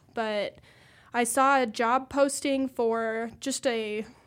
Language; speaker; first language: English; native; English